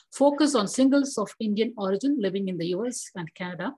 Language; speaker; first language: English; non-native, local second language; Tamil